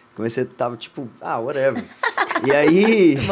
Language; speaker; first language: Portuguese; native; Portuguese